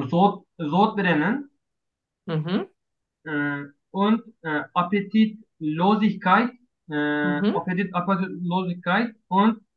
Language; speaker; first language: German; non-native, learner; Turkish